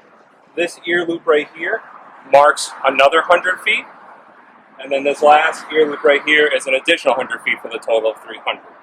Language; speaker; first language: English; native; English